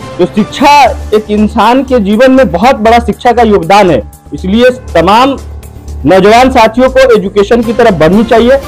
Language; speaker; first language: Hindi; native; Hindi